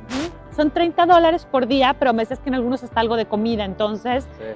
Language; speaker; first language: Spanish; native; Spanish